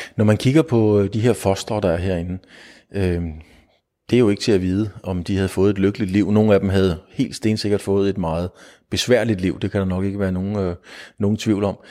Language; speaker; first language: Danish; native; Danish